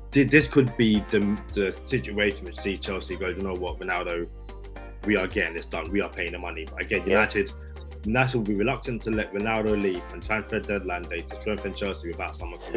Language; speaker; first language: English; native; English